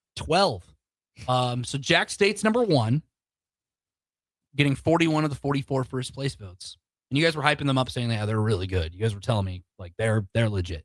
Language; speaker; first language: English; native; English